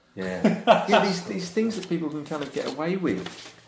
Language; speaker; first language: English; native; English